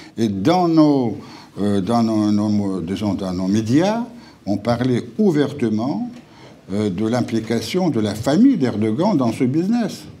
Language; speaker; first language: French; non-native, fluent; Russian